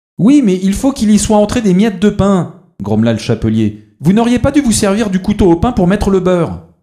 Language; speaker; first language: French; native; French